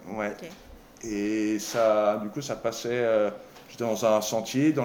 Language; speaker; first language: French; native; French